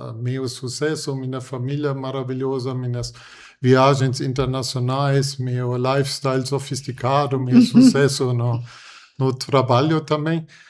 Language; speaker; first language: Portuguese; non-native, fluent; German